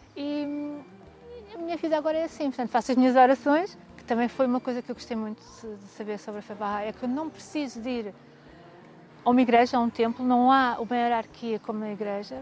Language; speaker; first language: Portuguese; native; Portuguese